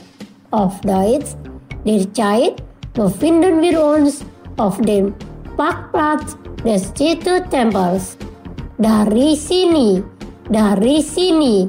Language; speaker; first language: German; non-native, fluent; Indonesian